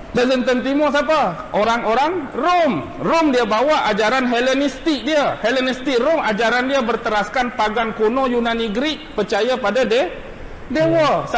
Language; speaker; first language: Malay; native; Malay